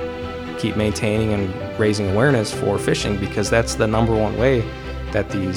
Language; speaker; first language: English; native; English